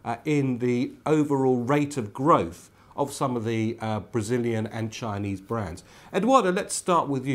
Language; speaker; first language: English; native; English